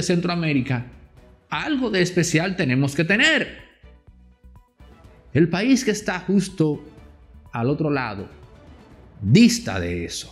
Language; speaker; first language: Spanish; native; Spanish